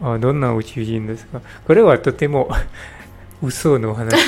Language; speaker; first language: Japanese; non-native, learner; English